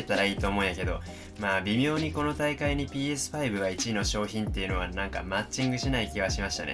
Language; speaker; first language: Japanese; native; Japanese